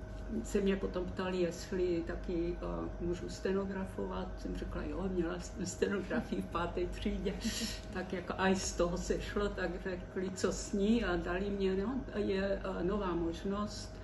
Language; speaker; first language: Czech; early bilingual, heritage; Czech